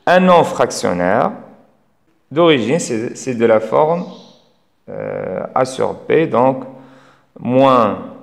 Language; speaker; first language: French; non-native, local second language; Arabic